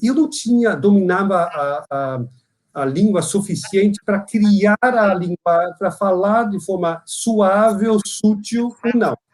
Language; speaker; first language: Portuguese; non-native, fluent; Dutch